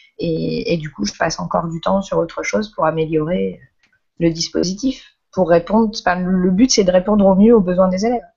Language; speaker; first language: French; native; French